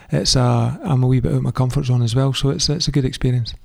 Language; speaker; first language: English; native; English